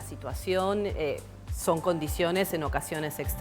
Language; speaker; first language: Spanish; native; Spanish